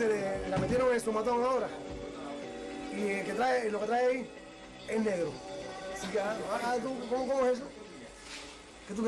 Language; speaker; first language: Spanish; native; Spanish